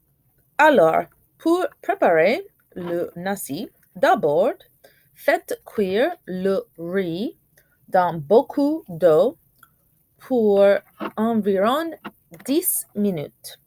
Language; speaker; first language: French; non-native, fluent; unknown